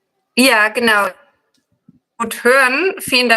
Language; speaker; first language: German; native; German